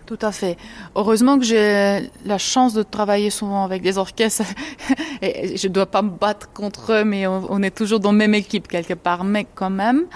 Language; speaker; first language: French; non-native, fluent; Georgian